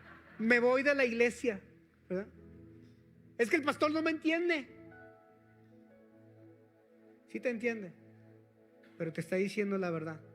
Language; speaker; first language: Spanish; native; Spanish